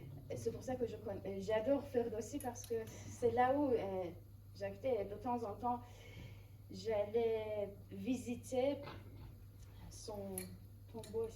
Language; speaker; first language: French; non-native, fluent; Persian